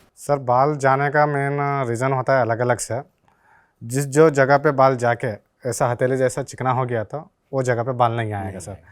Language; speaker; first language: Hindi; non-native, local second language; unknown